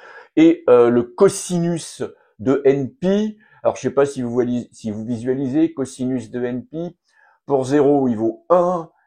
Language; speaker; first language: French; native; French